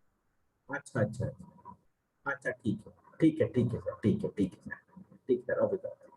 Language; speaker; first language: Hindi; non-native, local second language; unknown